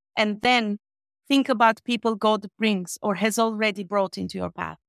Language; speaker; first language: English; non-native, fluent; Albanian